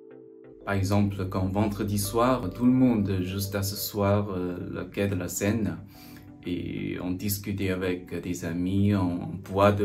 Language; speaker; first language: French; non-native, learner; Chinese